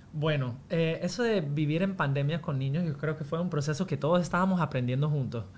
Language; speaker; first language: Spanish; non-native, fluent; English